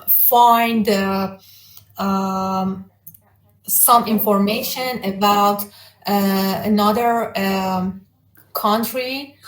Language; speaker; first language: English; non-native, learner; Persian